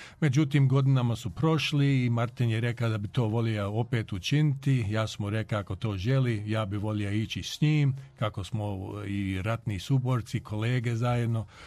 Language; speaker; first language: Croatian; early bilingual, heritage; Croatian